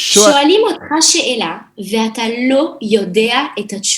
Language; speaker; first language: Hebrew; non-native, fluent; French